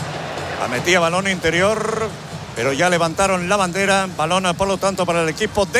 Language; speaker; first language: Spanish; native; Spanish